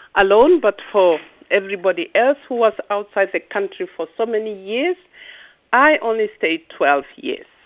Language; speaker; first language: English; non-native, local second language; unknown